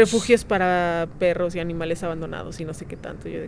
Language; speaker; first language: Spanish; native; Spanish